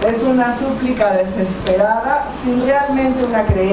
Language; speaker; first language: Spanish; native; Spanish